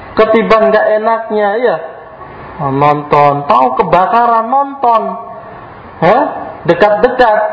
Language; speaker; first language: Indonesian; native; Indonesian